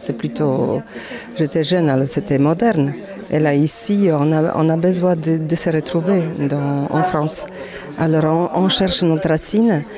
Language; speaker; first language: French; non-native, learner; Polish